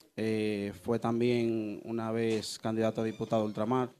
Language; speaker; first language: Spanish; early bilingual, heritage; Spanish